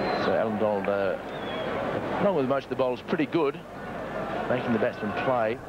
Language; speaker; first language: English; native; English